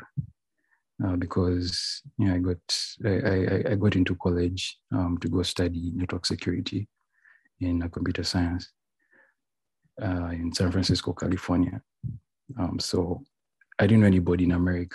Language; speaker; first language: English; non-native, local second language; Ganda